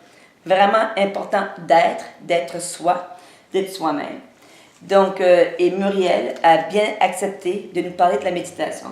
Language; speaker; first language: French; native; French